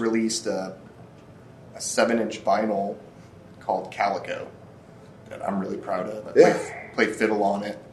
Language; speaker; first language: English; native; English